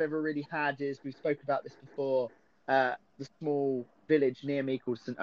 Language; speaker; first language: English; native; English